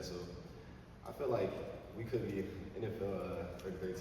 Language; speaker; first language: English; native; English